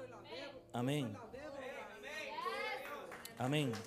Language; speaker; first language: Spanish; early bilingual, heritage; English